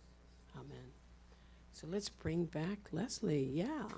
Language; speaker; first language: English; native; English